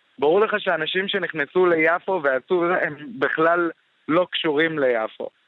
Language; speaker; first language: Hebrew; non-native, local second language; Arabic